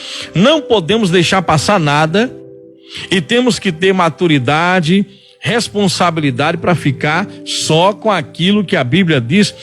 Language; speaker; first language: Portuguese; native; Portuguese